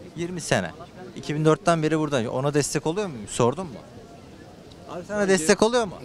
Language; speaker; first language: Turkish; native; Turkish